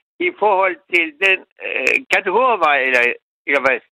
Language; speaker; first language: Danish; non-native, learner; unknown